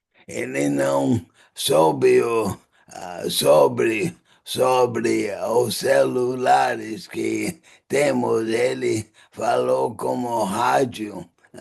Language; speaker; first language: Portuguese; non-native, fluent; English